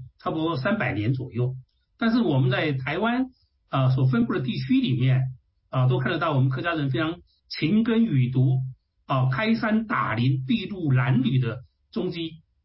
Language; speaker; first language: Chinese; non-native, local second language; Hakka Chinese